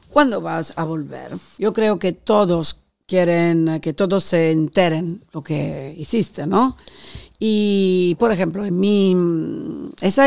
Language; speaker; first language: Spanish; non-native, fluent; Italian